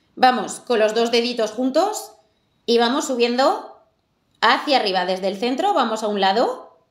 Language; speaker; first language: Spanish; native; Spanish